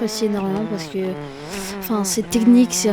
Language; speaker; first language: French; native; French